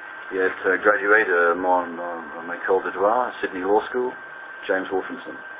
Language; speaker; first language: French; non-native, learner; English